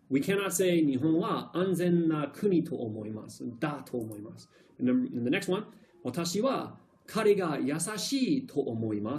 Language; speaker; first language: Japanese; non-native, fluent; English